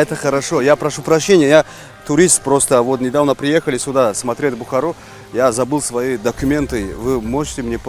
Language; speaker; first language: Russian; non-native, local second language; Tajik